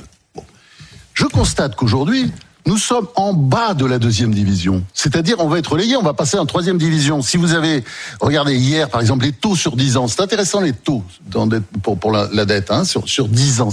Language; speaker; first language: French; native; French